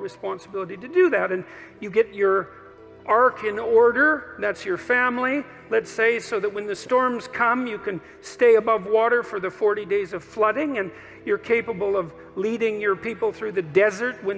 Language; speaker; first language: English; native; English